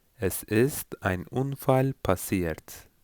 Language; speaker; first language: German; non-native, fluent; Turkish